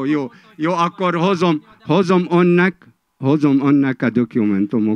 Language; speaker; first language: Hungarian; non-native, fluent; Arabic